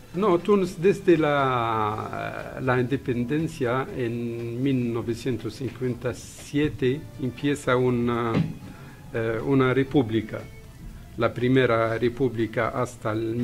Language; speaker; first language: Spanish; non-native, fluent; Arabic